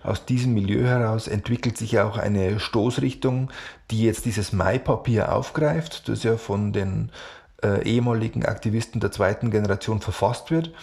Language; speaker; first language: German; native; German